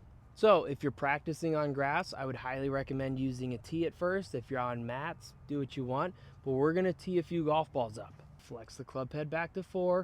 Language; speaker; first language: English; native; English